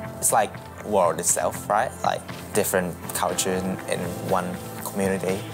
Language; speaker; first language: English; non-native, fluent; Japanese